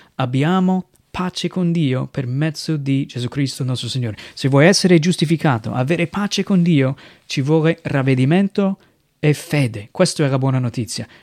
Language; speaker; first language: Italian; non-native, fluent; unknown